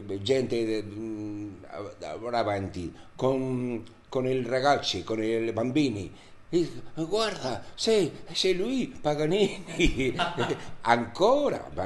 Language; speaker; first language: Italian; non-native, learner; Spanish